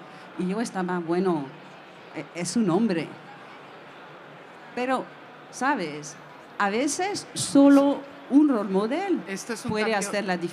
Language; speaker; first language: Spanish; non-native, fluent; French